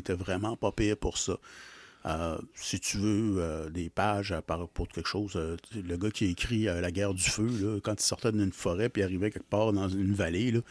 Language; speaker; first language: French; native; French